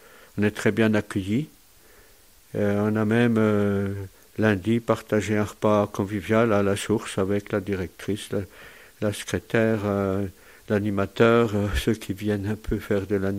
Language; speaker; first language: French; native; French